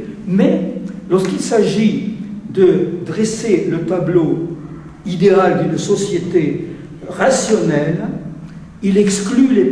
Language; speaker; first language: French; native; French